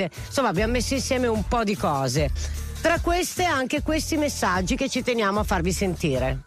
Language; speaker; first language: Italian; native; Italian